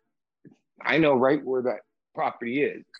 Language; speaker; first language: English; native; English